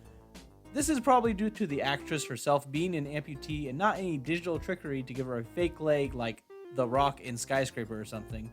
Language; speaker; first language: English; native; English